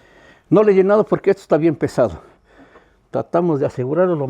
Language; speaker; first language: Spanish; native; Spanish